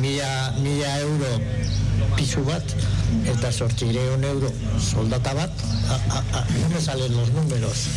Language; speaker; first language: Basque; non-native, local second language; Spanish